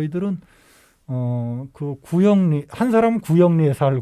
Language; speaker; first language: Korean; native; Korean